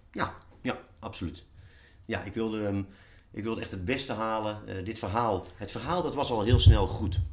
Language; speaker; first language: Dutch; native; Dutch